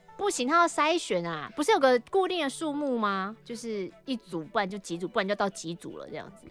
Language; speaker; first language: Chinese; native; Chinese